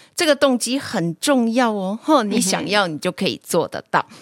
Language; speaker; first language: Chinese; native; Chinese